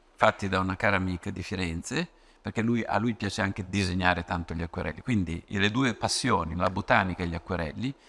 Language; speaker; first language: Italian; native; Italian